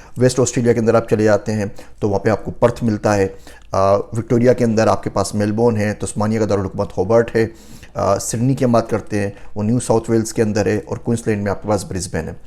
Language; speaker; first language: Urdu; native; Urdu